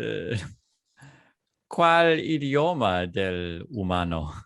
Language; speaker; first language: Spanish; non-native, fluent; English